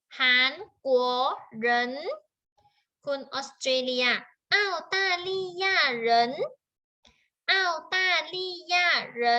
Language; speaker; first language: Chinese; non-native, fluent; Thai